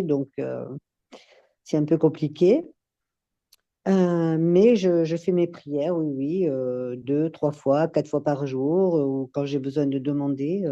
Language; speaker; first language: French; native; French